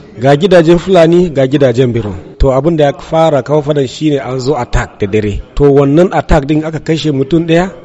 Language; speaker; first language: Hausa; non-native, local second language; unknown